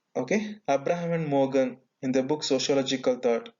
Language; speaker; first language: English; non-native, local second language; Kannada